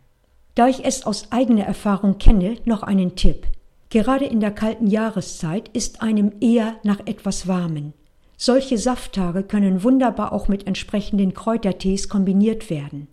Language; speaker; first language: German; native; German